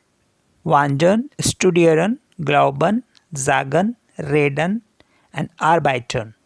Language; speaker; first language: German; non-native, learner; Hindi